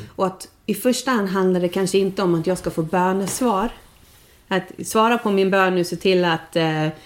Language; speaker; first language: Swedish; native; Swedish